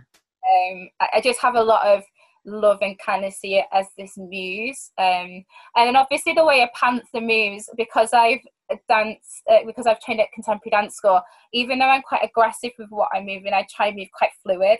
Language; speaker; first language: English; native; English